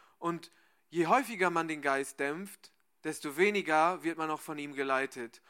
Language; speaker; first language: German; native; German